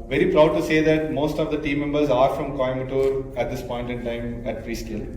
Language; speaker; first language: English; non-native, local second language; Tamil